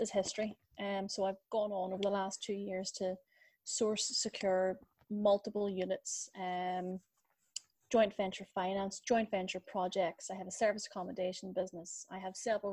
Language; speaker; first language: English; native; English